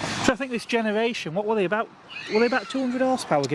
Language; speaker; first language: English; native; English